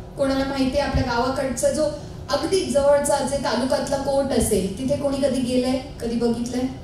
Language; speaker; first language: Marathi; non-native, local second language; Hindi